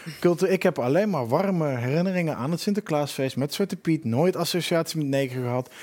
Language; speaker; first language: Dutch; native; Dutch